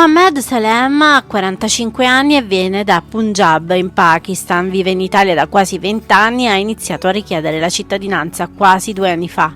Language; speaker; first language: Italian; native; Italian